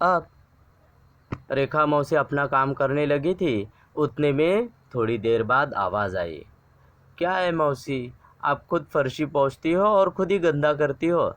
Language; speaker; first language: Hindi; non-native, local second language; Marathi